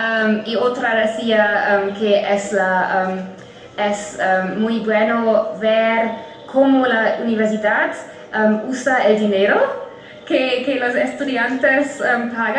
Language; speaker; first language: Spanish; non-native, fluent; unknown